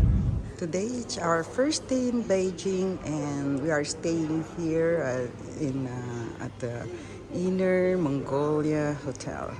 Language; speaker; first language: English; non-native, local second language; Filipino